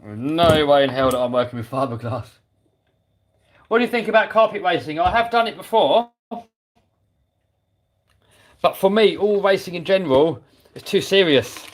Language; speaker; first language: English; native; English